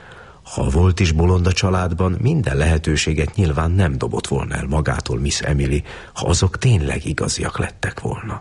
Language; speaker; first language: Hungarian; native; Hungarian